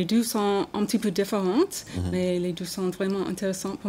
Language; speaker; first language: French; non-native, learner; English